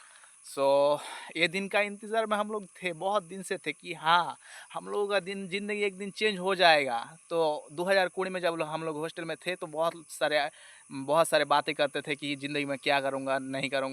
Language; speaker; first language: Hindi; non-native, fluent; Bangla